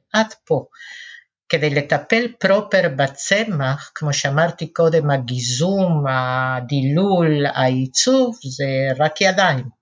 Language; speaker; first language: Hebrew; non-native, fluent; Spanish